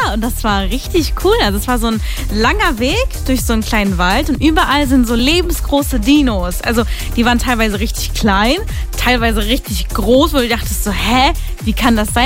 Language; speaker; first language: German; native; German